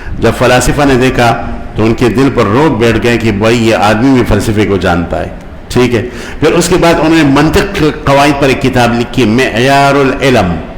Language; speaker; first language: Urdu; non-native, local second language; Pashto